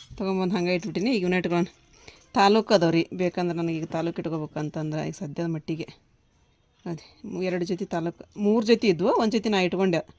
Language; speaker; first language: Kannada; native; Kannada